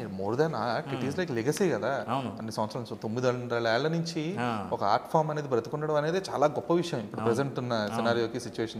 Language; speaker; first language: Telugu; native; Telugu